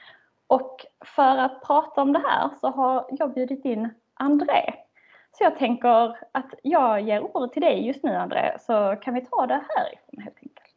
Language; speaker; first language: Swedish; native; Swedish